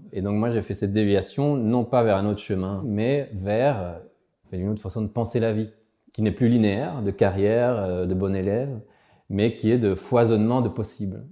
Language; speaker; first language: French; early bilingual, other home language; Spanish